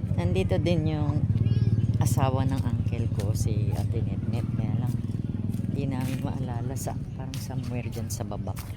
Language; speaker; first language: Filipino; non-native, local second language; Cebuano